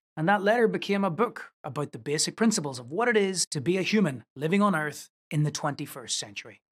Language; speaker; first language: English; native; English